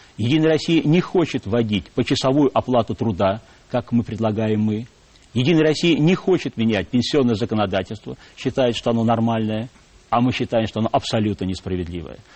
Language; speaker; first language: Russian; native; Russian